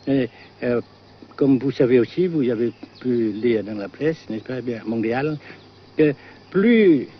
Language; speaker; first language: French; non-native, local second language; Vietnamese